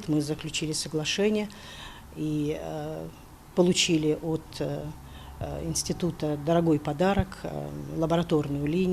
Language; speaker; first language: Russian; native; Russian